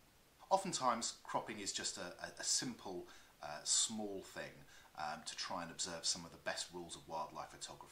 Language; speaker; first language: English; native; English